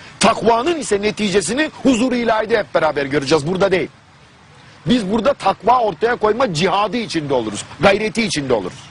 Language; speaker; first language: Turkish; non-native, fluent; German